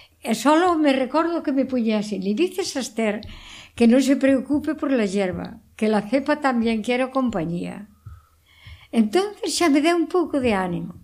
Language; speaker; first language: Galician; native; Galician